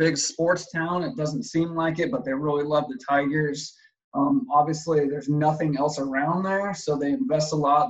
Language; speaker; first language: English; native; English